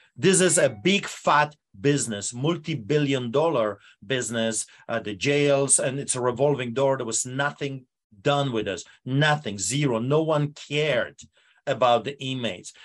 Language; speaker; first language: English; non-native, fluent; Polish